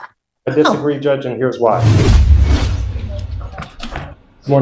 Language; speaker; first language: English; native; English